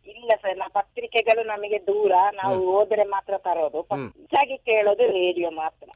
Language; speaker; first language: Kannada; non-native, local second language; Kodava